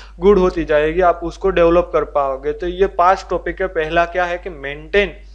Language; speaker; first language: Hindi; non-native, local second language; Gujarati